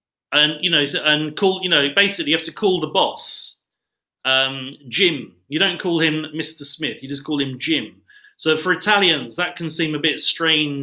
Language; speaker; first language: English; native; English